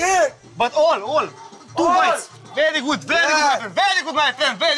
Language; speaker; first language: English; non-native, learner; Romanian